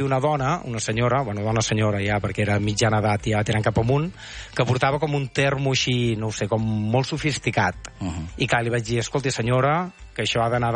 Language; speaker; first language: Catalan; native; Catalan